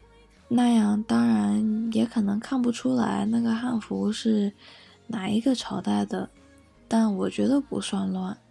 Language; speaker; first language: Chinese; early bilingual, heritage; English